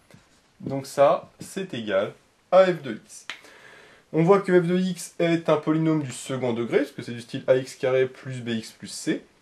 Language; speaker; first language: French; native; French